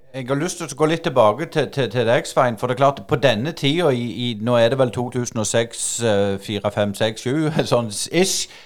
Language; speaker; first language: Norwegian; native; Norwegian